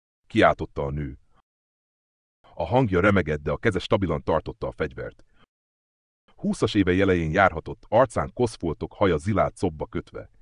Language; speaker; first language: Hungarian; native; Hungarian